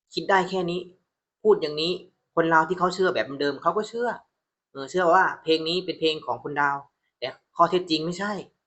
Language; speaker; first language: Thai; native; Thai